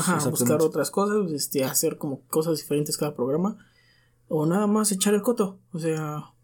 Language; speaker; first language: Spanish; native; Spanish